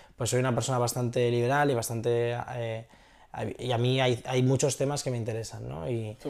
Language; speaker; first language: Spanish; native; Spanish